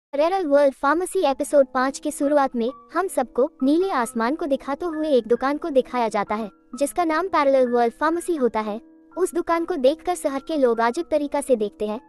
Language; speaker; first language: Hindi; non-native, local second language; Bangla